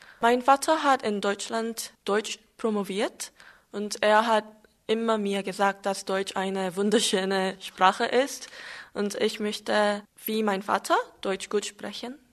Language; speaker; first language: German; non-native, learner; Korean